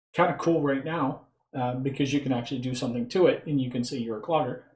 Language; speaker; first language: English; native; English